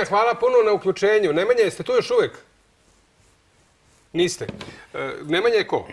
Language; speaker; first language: Croatian; native; Croatian